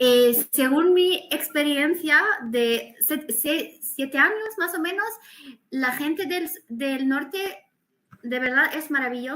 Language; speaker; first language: Spanish; non-native, fluent; Arabic